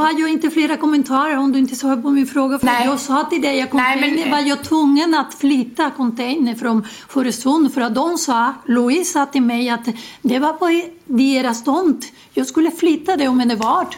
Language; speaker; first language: Swedish; non-native, fluent; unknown